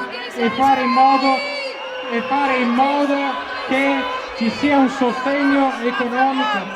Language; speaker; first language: Italian; native; Italian